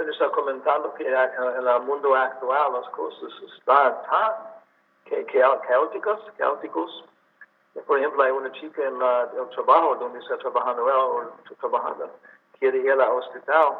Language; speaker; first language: Spanish; non-native, learner; English